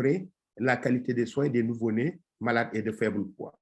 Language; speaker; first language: French; non-native, local second language; Wolof